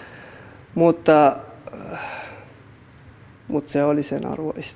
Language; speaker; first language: Finnish; non-native, fluent; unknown